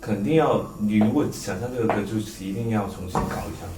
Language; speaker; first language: Chinese; native; Chinese